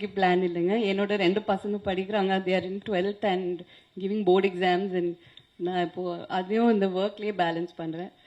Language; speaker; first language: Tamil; non-native, local second language; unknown